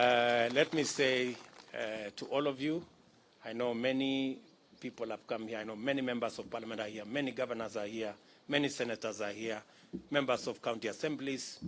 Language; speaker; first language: English; non-native, local second language; Kalenjin